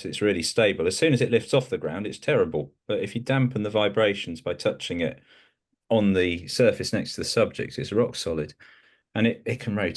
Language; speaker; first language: English; native; English